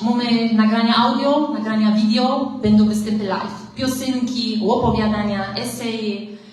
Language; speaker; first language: Polish; native; Polish